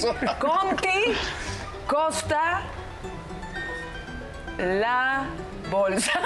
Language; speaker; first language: Italian; non-native, learner; Spanish